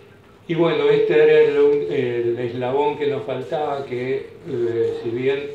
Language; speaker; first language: Spanish; native; Spanish